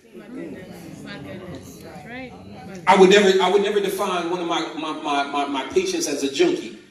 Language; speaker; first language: English; native; English